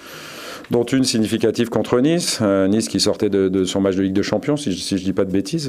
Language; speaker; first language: French; native; French